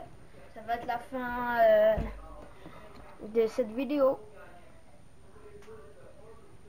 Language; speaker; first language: French; native; French